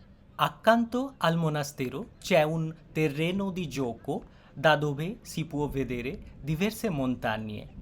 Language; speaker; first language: Italian; non-native, fluent; Bangla